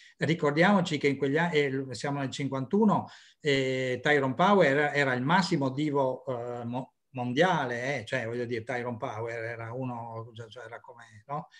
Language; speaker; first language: Italian; native; Italian